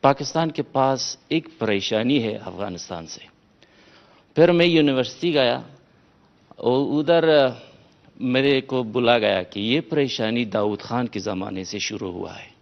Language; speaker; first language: Hindi; non-native, fluent; Persian